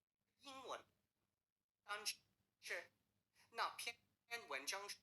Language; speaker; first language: Chinese; non-native, learner; English